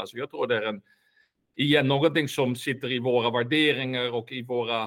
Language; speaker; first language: Swedish; non-native, fluent; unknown